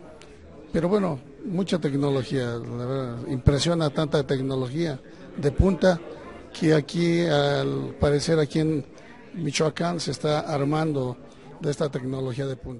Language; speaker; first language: Spanish; native; Spanish